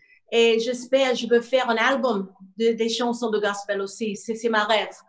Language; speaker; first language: French; non-native, learner; English